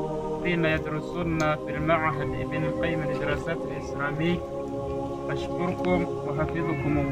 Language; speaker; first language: Arabic; non-native, fluent; Rundi